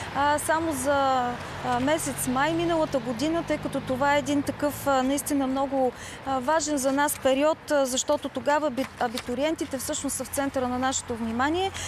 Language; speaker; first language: Bulgarian; native; Bulgarian